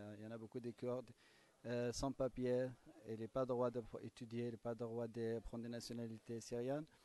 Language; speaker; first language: French; non-native, learner; Kurdish